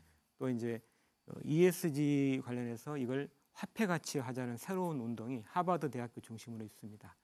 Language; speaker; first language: Korean; native; Korean